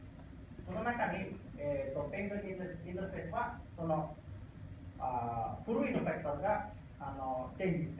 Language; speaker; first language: Japanese; non-native, learner; Indonesian